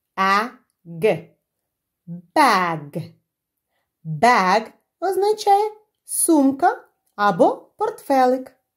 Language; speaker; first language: Ukrainian; native; Ukrainian